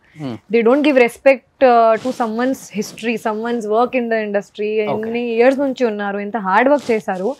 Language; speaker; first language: Telugu; non-native, fluent; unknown